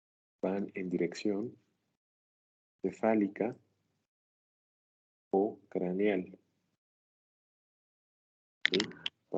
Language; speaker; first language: Spanish; native; Spanish